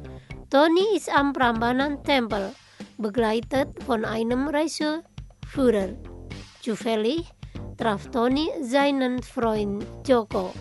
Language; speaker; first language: German; non-native, learner; Indonesian